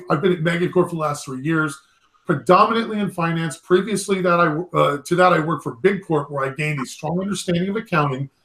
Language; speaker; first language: English; native; English